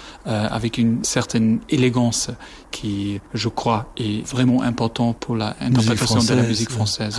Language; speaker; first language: French; non-native, fluent; German